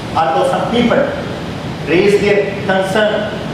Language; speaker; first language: English; non-native, local second language; Urdu